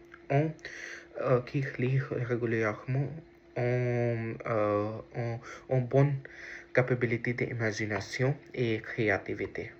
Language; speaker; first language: French; non-native, learner; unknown